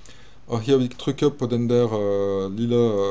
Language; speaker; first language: Danish; non-native, fluent; French